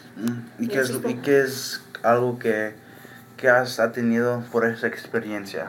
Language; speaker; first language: Spanish; early bilingual, heritage; Spanish